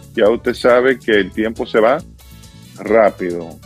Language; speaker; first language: Spanish; native; Spanish